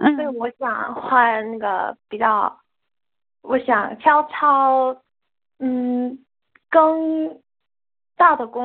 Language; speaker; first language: Chinese; non-native, learner; Korean